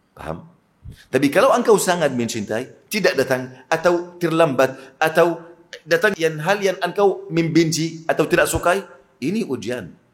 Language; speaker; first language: Malay; non-native, fluent; Arabic